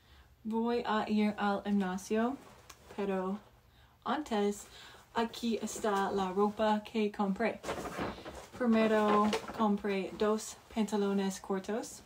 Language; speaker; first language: Spanish; non-native, learner; English